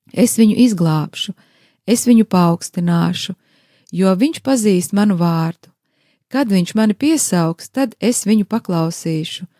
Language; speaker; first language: Latvian; native; Latvian